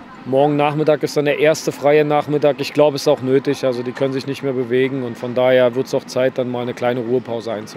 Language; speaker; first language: German; native; German